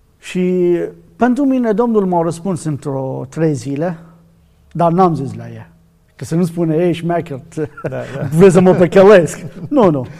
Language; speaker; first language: Romanian; non-native, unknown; Arabic